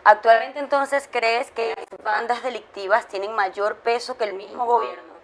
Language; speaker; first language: Spanish; native; Spanish